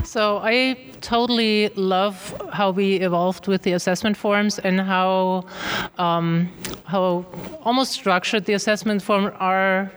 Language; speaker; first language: English; non-native, fluent; German